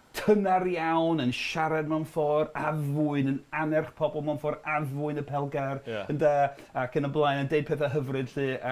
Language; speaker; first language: Welsh; non-native, fluent; English